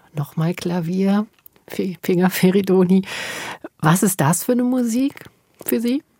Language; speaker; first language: German; native; German